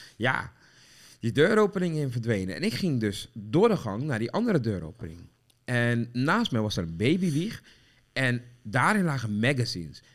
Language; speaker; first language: Dutch; early bilingual, other home language; Sranan Tongo